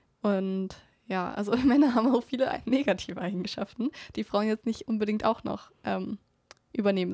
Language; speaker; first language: German; native; German